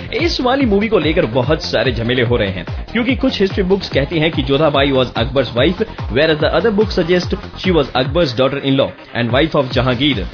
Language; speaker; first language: Hindi; native; Hindi